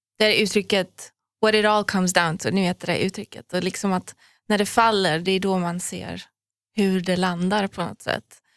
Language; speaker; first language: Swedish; early bilingual, other home language; Persian